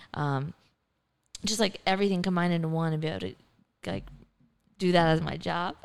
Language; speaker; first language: English; native; English